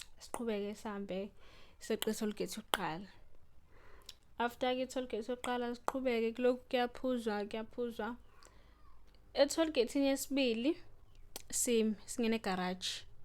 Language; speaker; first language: Zulu; native; Zulu